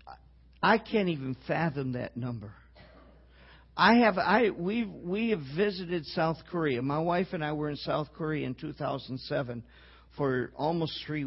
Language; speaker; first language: English; native; English